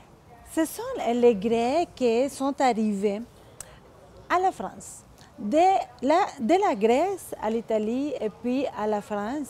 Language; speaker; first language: French; non-native, fluent; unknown